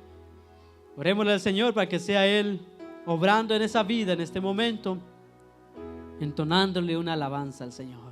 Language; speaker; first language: Spanish; native; Spanish